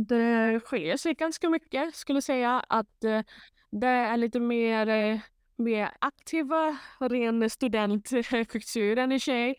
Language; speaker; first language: Swedish; non-native, fluent; Thai